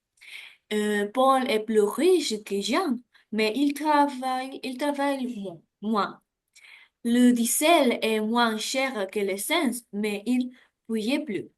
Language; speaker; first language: French; non-native, learner; Spanish